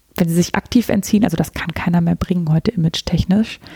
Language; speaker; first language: German; native; German